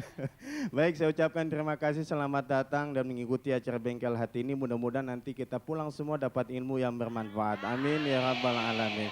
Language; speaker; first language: Indonesian; native; Indonesian